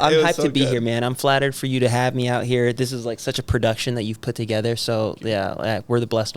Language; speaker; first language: English; native; English